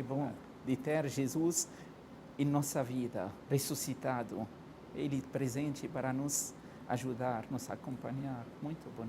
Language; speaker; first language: Portuguese; non-native, fluent; Arabic